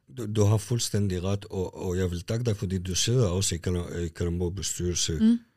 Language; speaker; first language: Danish; non-native, fluent; Arabic